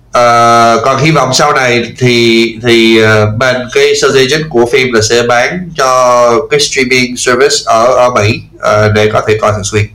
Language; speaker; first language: Vietnamese; non-native, fluent; English